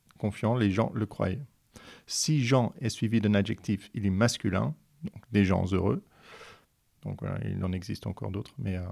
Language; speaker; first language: French; non-native, fluent; Dutch